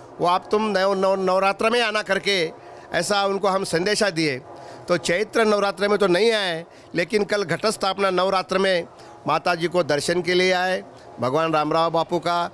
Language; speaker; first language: Hindi; non-native, local second language; Lambadi